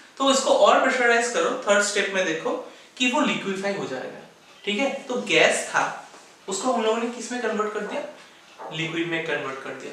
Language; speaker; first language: Hindi; native; Hindi